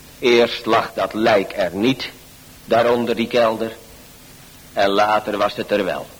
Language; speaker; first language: Dutch; native; Dutch